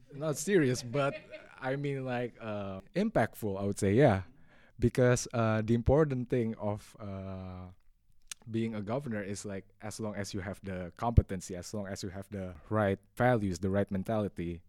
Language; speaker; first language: English; non-native, fluent; Indonesian